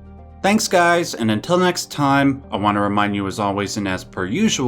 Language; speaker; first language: English; native; English